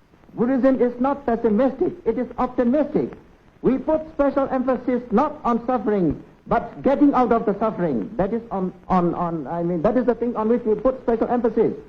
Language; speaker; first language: English; non-native, local second language; Burmese